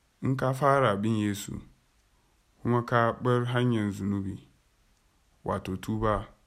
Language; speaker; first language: Hausa; non-native, local second language; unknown